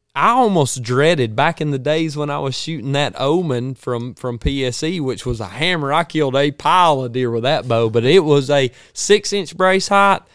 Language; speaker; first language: English; native; English